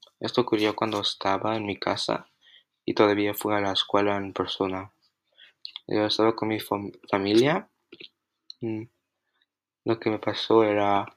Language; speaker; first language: Spanish; early bilingual, heritage; Spanish